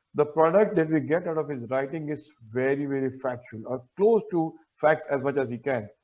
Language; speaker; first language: English; non-native, local second language; Hindi